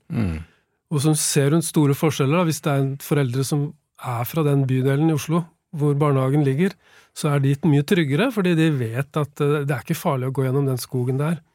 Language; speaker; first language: Norwegian; native; Norwegian